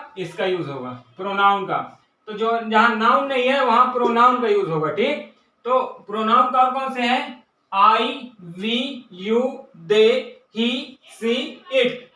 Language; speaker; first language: Hindi; native; Hindi